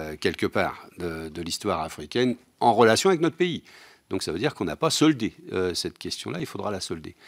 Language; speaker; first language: French; native; French